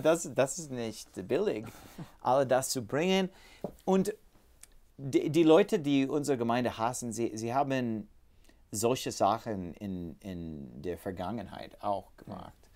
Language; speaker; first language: German; non-native, learner; English